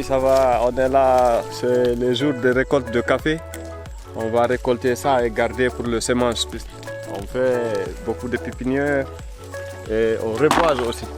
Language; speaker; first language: French; non-native, local second language; Fula